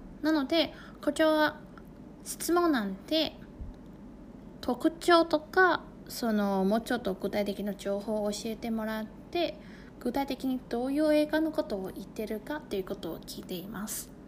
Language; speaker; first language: Japanese; non-native, fluent; Chinese